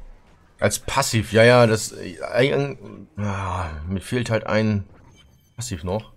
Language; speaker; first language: German; native; German